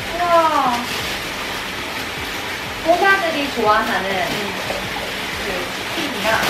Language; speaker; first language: Korean; early bilingual, heritage; Korean